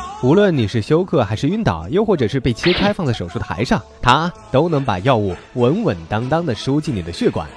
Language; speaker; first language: Chinese; native; Chinese